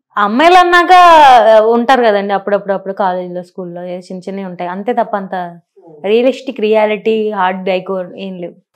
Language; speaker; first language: Telugu; native; Telugu